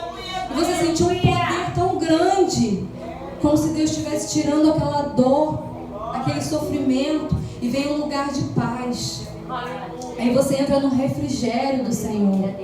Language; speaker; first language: Portuguese; native; Portuguese